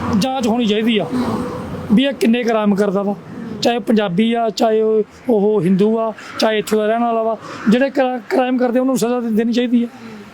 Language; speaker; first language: Punjabi; native; Punjabi